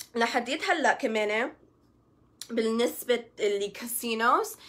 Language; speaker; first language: Arabic; early bilingual, other home language; English